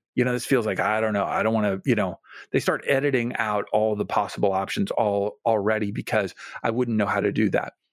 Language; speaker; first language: English; native; English